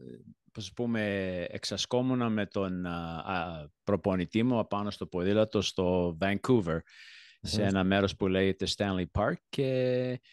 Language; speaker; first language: Greek; early bilingual, heritage; Greek